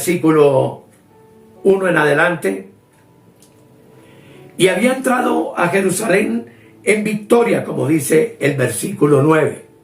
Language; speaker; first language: Spanish; native; Spanish